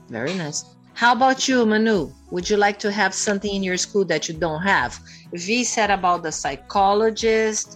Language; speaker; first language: English; non-native, fluent; Portuguese